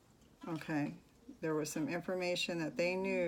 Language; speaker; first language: English; native; English